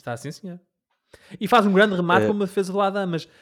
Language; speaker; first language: Portuguese; native; Portuguese